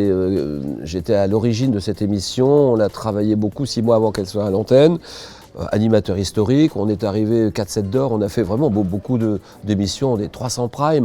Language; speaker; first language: French; native; French